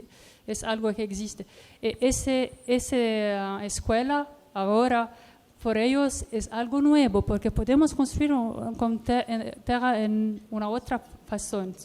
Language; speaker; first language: Spanish; non-native, learner; Arabic